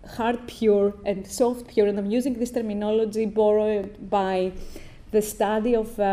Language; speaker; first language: English; non-native, fluent; Greek